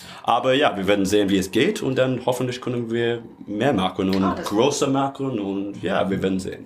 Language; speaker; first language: German; non-native, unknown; English